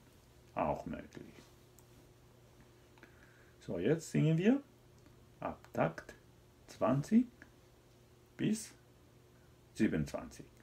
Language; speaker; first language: German; non-native, learner; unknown